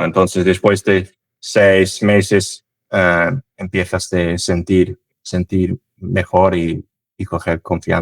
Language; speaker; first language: Spanish; non-native, fluent; English